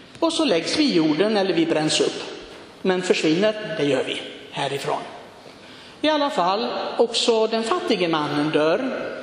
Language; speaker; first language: Swedish; non-native, fluent; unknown